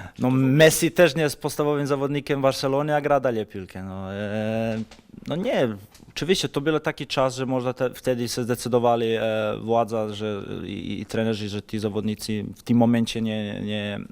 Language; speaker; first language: Polish; non-native, fluent; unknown